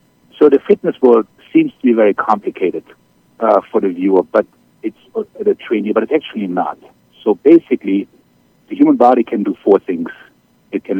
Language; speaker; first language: English; non-native, fluent; German